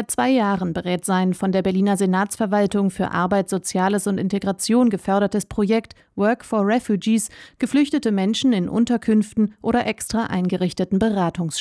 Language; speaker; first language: German; native; German